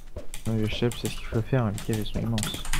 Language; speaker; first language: French; native; French